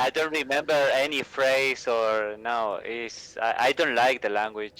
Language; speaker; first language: English; non-native, learner; Spanish